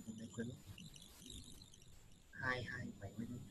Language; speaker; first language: Vietnamese; native; Vietnamese